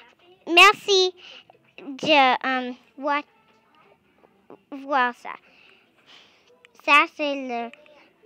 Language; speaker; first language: French; non-native, learner; English